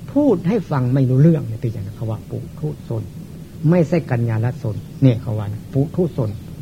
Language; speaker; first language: Thai; native; Thai